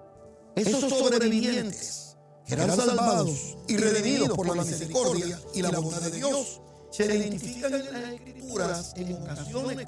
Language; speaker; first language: Spanish; native; Spanish